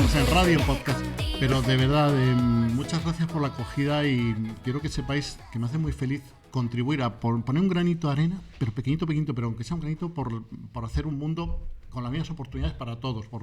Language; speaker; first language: Spanish; native; Spanish